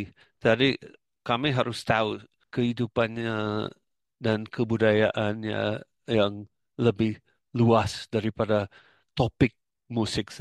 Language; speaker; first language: Indonesian; non-native, fluent; English